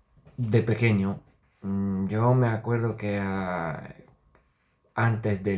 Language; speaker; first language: Spanish; non-native, fluent; Romanian